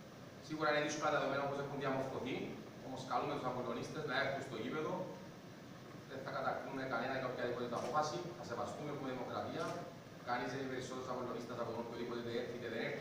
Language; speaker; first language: Greek; native; Greek